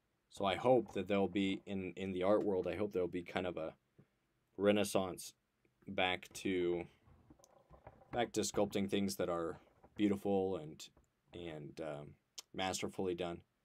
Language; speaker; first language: English; native; English